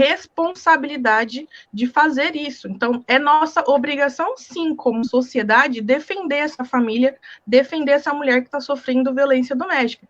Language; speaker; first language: Portuguese; native; Portuguese